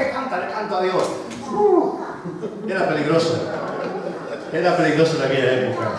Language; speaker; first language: Spanish; native; Spanish